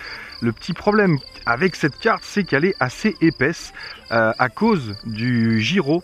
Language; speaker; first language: French; native; French